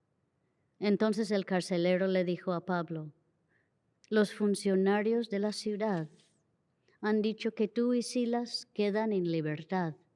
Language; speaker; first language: Spanish; native; Spanish